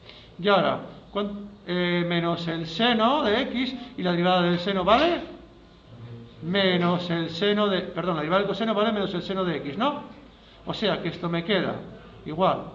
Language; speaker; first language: Spanish; native; Spanish